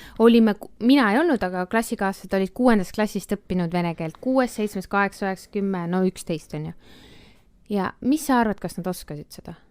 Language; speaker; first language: Estonian; native; Estonian